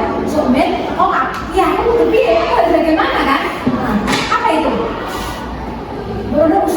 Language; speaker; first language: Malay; non-native, local second language; Javanese